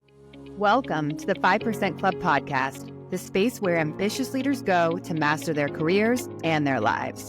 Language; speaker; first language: English; native; English